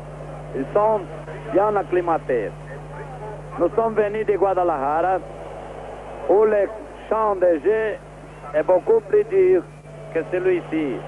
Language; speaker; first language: French; non-native, fluent; Portuguese